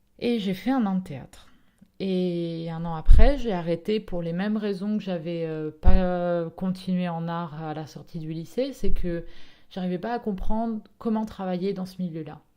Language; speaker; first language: French; early bilingual, other home language; Italian